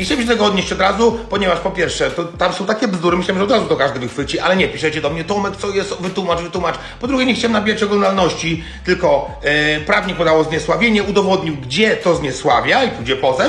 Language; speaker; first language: Polish; native; Polish